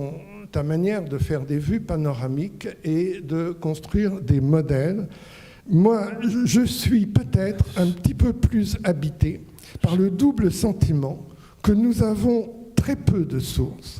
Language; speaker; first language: French; native; French